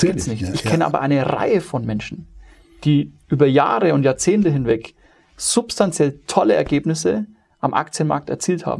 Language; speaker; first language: German; native; German